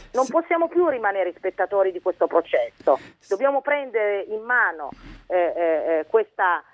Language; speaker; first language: Italian; early bilingual, other home language; Arabic